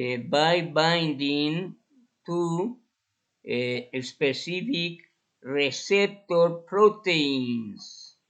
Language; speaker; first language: English; non-native, fluent; Spanish